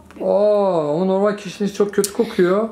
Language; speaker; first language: Turkish; native; Turkish